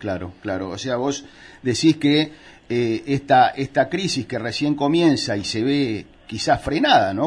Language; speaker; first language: Spanish; native; Spanish